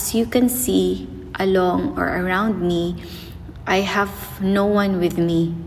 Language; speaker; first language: English; non-native, local second language; Filipino